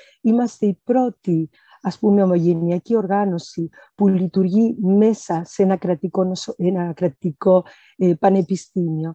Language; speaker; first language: Greek; early bilingual, heritage; Greek